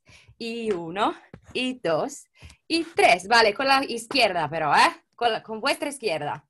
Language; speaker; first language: Spanish; non-native, fluent; Italian